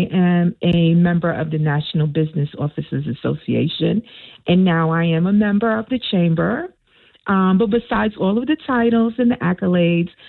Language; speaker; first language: English; native; English